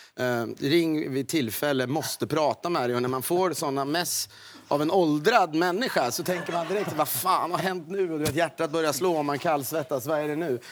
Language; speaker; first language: Swedish; native; Swedish